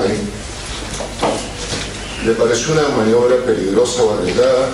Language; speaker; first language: Spanish; native; Spanish